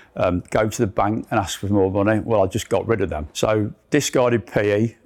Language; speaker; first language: English; native; English